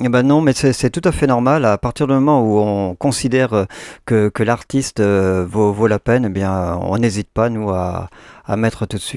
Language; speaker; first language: French; native; French